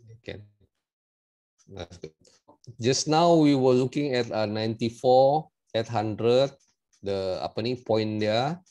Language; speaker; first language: English; non-native, local second language; Malay